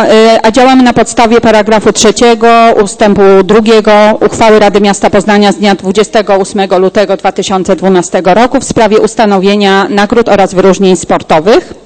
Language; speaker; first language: Polish; native; Polish